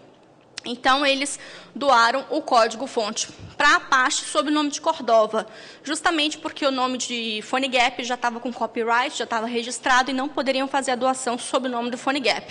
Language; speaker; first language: Portuguese; native; Portuguese